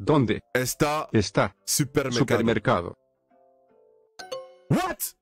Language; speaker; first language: Spanish; non-native, learner; English